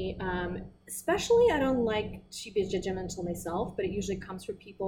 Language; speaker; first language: English; non-native, fluent; Russian